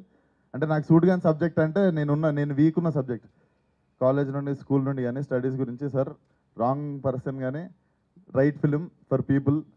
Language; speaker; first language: Telugu; native; Telugu